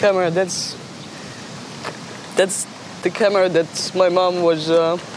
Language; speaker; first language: English; non-native, fluent; Russian